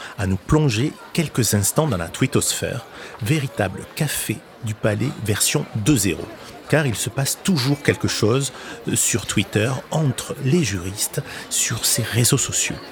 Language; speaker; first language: French; native; French